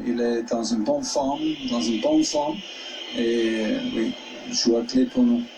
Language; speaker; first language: French; non-native, fluent; German